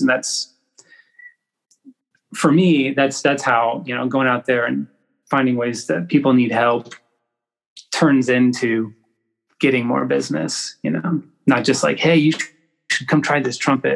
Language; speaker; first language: English; native; English